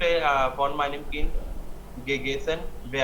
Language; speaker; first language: German; non-native, learner; Hindi